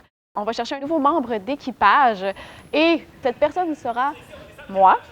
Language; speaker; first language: French; native; French